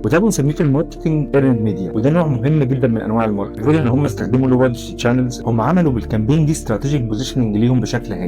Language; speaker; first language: Arabic; native; Arabic